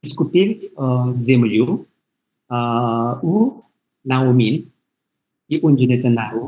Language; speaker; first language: Russian; non-native, learner; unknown